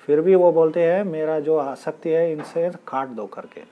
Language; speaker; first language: Hindi; non-native, local second language; Kannada